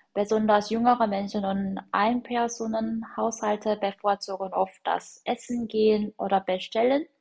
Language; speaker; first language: German; non-native, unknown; Korean